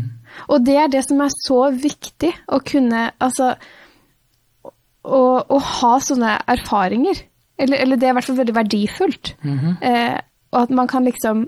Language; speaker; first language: Norwegian; native; Norwegian